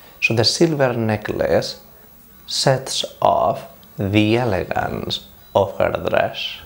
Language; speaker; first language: English; non-native, fluent; Spanish